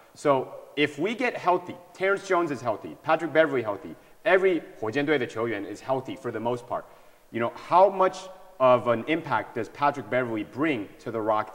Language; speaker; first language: English; early bilingual, other home language; Chinese